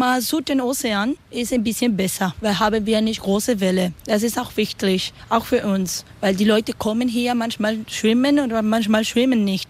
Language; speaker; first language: German; non-native, learner; Spanish